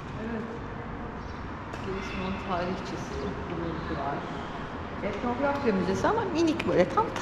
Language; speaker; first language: Turkish; native; Turkish